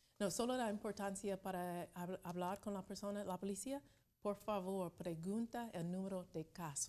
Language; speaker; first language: Spanish; non-native, learner; English